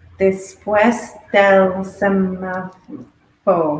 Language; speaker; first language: Spanish; non-native, learner; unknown